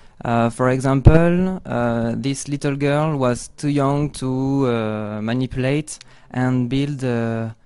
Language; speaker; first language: English; non-native, learner; French